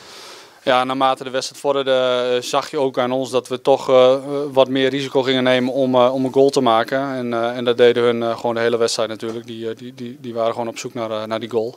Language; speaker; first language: Dutch; native; Dutch